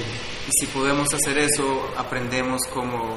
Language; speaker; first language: Spanish; native; Spanish